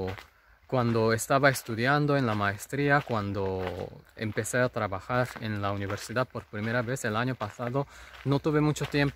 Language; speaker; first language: Spanish; non-native, fluent; Japanese